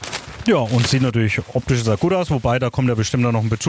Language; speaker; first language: German; native; German